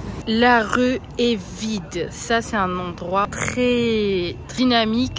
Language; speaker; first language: French; non-native, local second language; Arabic